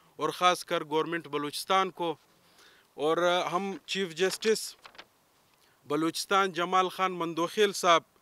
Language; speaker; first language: Urdu; non-native, local second language; Pashto